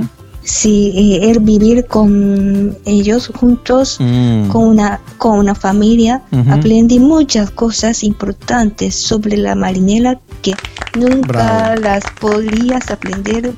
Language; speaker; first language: Spanish; non-native, fluent; Japanese